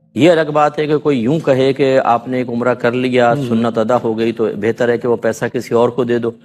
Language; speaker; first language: Urdu; native; Urdu